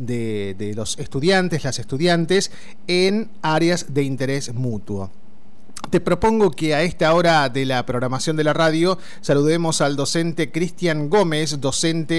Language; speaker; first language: Spanish; native; Spanish